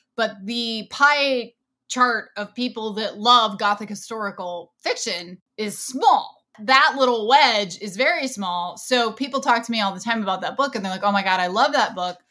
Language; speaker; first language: English; native; English